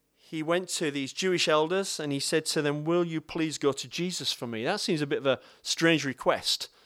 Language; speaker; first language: English; native; English